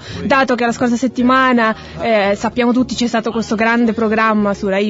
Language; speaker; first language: Italian; native; Italian